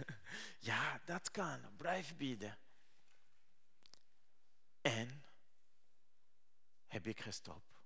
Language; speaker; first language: Dutch; non-native, learner; Rundi